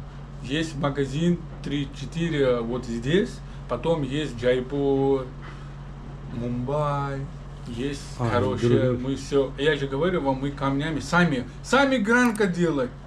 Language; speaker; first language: Russian; non-native, learner; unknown